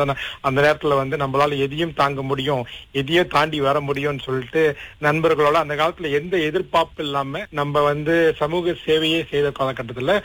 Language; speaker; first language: Tamil; early bilingual, heritage; Tamil